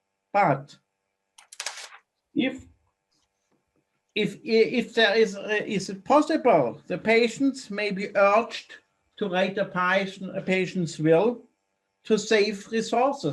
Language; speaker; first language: English; non-native, fluent; German